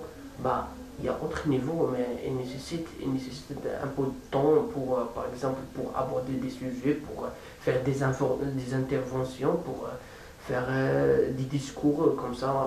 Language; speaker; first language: French; non-native, fluent; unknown